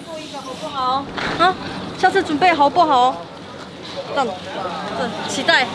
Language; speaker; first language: Chinese; non-native, fluent; Korean